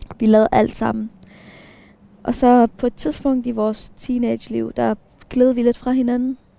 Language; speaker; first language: Danish; early bilingual, other home language; Arabic